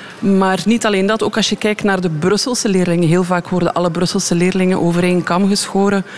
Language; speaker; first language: Dutch; native; Dutch